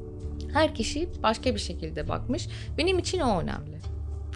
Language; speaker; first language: Turkish; non-native, fluent; Arabic